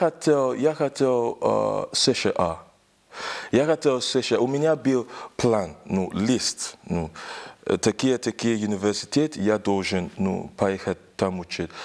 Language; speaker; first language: Russian; non-native, learner; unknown